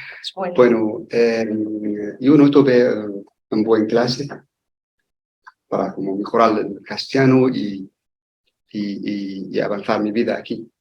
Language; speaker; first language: Spanish; non-native, learner; Arabic